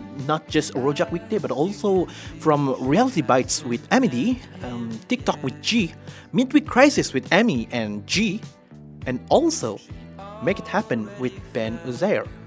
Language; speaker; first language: English; non-native, local second language; Malay